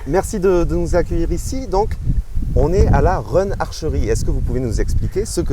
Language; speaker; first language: French; native; French